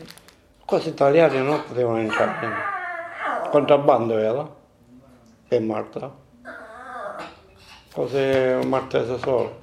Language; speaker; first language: Italian; non-native, local second language; Sicilian